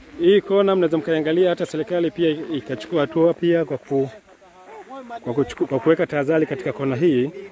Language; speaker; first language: Swahili; native; Swahili